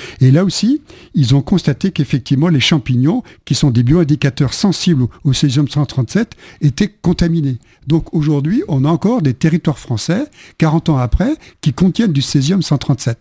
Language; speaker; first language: French; native; French